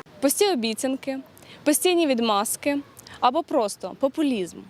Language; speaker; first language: Ukrainian; native; Ukrainian